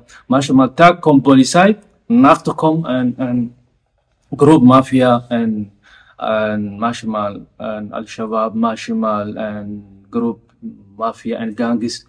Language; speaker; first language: German; non-native, learner; Somali